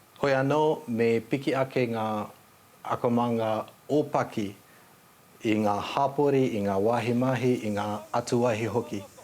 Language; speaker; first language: Māori; non-native, fluent; Nepali